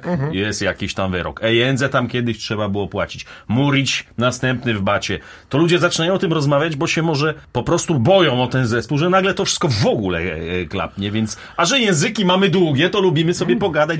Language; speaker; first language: Polish; native; Polish